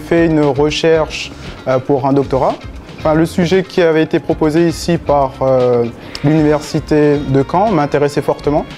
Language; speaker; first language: French; native; French